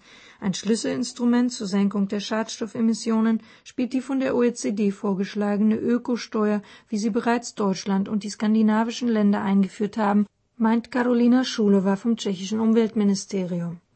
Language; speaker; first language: German; native; German